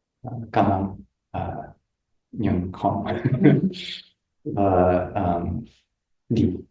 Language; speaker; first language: Vietnamese; non-native, learner; English